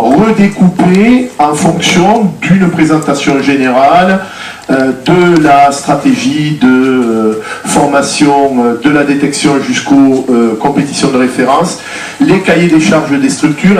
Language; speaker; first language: French; native; French